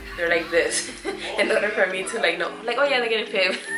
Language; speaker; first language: English; early bilingual, other home language; Spanish